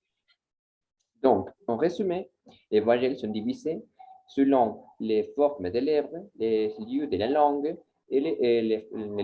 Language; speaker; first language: French; non-native, learner; Spanish